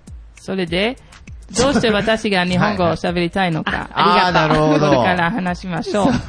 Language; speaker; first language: Japanese; non-native, learner; German